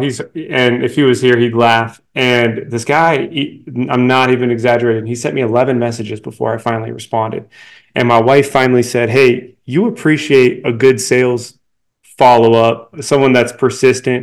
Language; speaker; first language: English; native; English